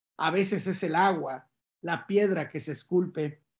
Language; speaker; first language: Spanish; native; Spanish